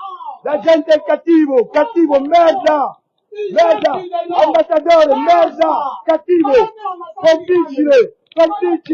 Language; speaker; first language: Italian; non-native, learner; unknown